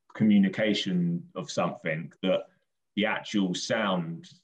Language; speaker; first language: English; native; English